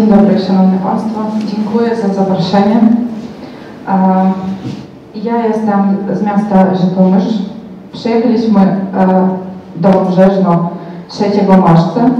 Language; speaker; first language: Polish; non-native, fluent; Ukrainian